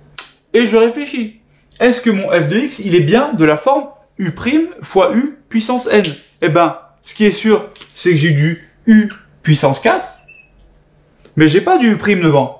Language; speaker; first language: French; native; French